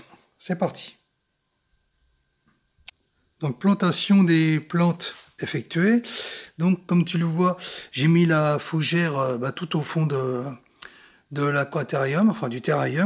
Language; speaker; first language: French; native; French